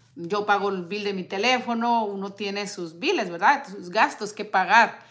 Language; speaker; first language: Spanish; native; Spanish